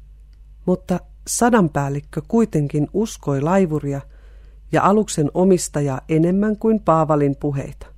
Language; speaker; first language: Finnish; native; Finnish